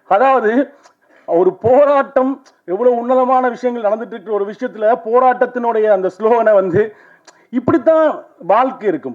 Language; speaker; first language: Tamil; native; Tamil